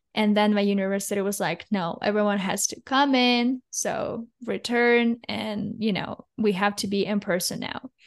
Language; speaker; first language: English; non-native, fluent; Russian